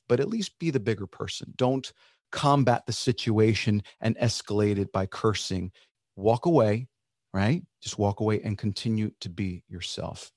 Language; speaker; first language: English; early bilingual, other home language; Spanish